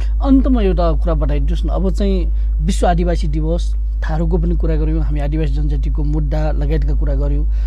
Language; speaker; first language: Nepali; non-native, local second language; Newari